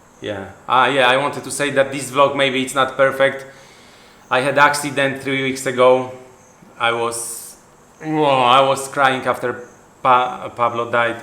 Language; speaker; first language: English; non-native, fluent; Polish